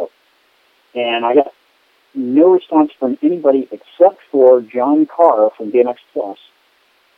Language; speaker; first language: English; native; English